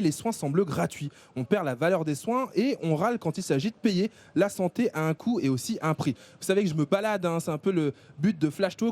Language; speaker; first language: French; native; French